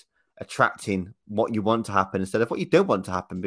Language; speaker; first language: English; native; English